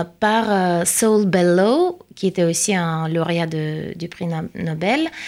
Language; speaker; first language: French; non-native, fluent; Russian